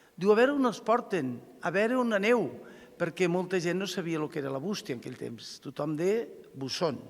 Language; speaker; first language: Catalan; native; Catalan